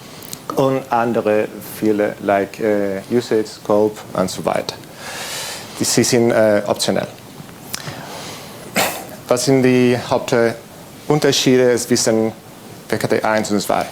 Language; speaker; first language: German; non-native, fluent; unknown